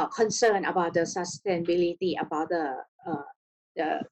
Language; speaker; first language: English; non-native, learner; Thai